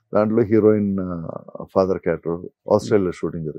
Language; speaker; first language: Telugu; non-native, local second language; Malayalam